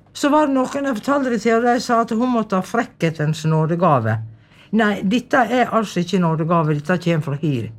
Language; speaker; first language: Norwegian; native; Norwegian